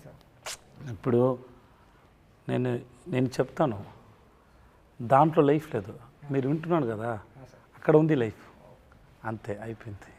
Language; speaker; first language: Telugu; non-native, local second language; Tamil